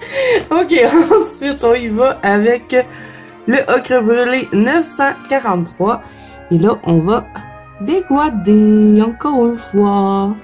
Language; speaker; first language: French; native; French